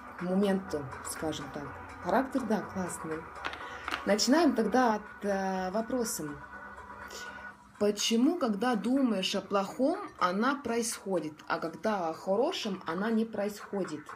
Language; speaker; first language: Russian; non-native, local second language; Estonian